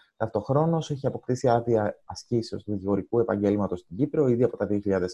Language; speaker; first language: Greek; native; Greek